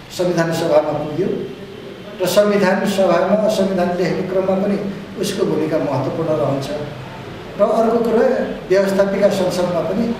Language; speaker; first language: Nepali; non-native, local second language; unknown